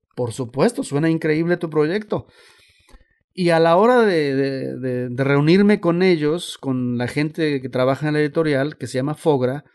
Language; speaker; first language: Spanish; native; Spanish